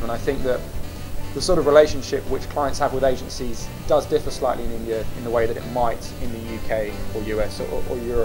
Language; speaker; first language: English; native; English